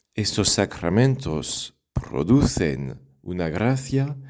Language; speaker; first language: Spanish; non-native, fluent; French